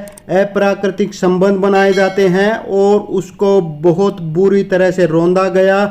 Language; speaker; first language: Hindi; native; Hindi